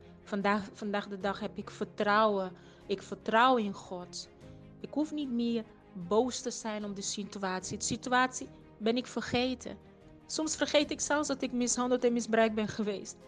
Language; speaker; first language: Dutch; non-native, fluent; Portuguese